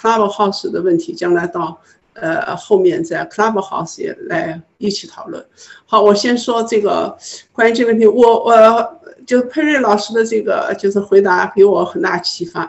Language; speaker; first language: Chinese; native; Chinese